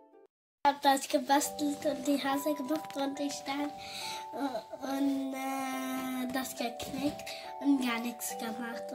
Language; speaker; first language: German; early bilingual, other home language; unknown